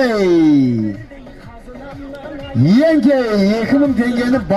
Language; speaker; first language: Kazakh; native; Kazakh